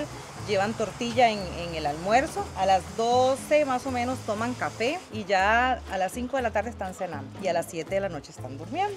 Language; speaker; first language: Spanish; native; Spanish